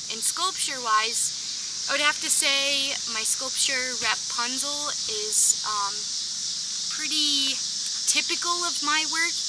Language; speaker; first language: English; native; English